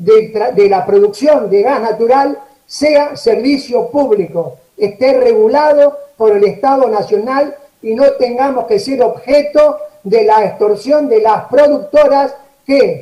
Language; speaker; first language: Spanish; native; Spanish